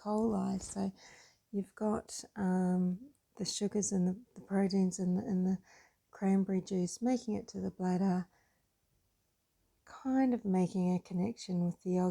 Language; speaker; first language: English; native; English